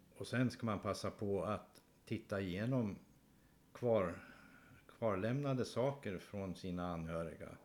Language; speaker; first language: Swedish; native; Swedish